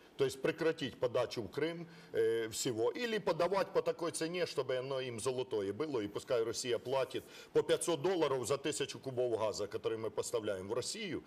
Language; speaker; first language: Russian; non-native, local second language; Ukrainian